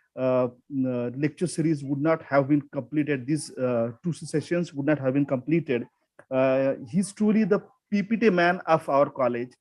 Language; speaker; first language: English; non-native, local second language; Marathi